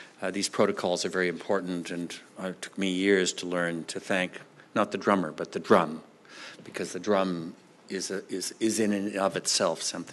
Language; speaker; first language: English; native; English